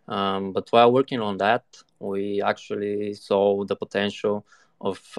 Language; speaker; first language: English; non-native, fluent; Bulgarian